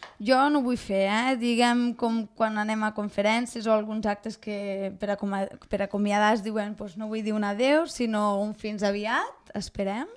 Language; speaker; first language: Catalan; non-native, local second language; Spanish